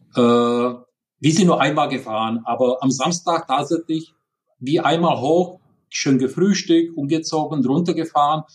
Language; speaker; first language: German; non-native, fluent; Czech